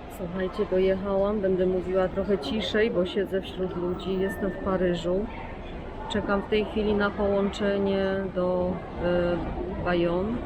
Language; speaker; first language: Polish; native; Polish